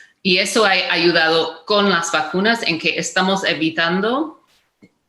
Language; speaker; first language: Spanish; non-native, fluent; English